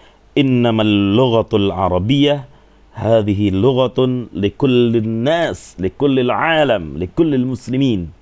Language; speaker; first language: Arabic; non-native, fluent; Sundanese